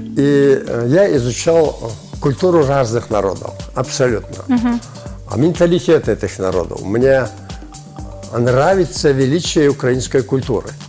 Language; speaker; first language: Russian; non-native, local second language; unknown